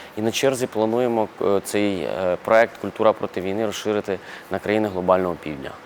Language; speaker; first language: Ukrainian; non-native, local second language; Russian